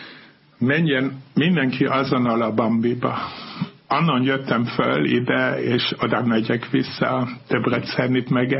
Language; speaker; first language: Hungarian; non-native, fluent; German